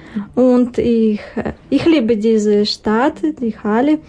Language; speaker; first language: German; non-native, learner; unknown